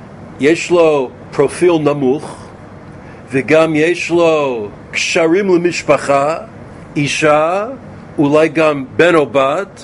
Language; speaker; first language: Hebrew; non-native, fluent; English